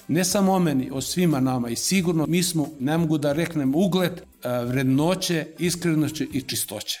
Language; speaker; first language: Serbian; non-native, local second language; Macedonian